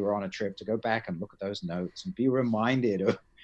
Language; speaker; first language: English; native; English